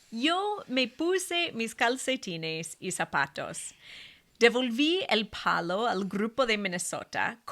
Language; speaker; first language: Spanish; non-native, fluent; English